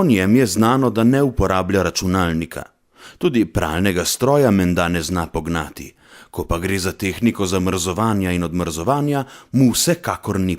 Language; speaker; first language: Slovenian; native; Slovenian